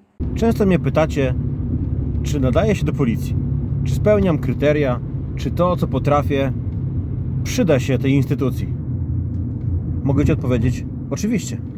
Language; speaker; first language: Polish; native; Polish